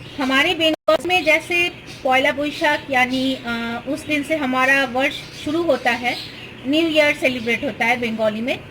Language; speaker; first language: Hindi; non-native, local second language; Bangla